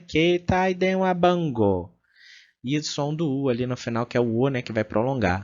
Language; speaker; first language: Portuguese; native; Portuguese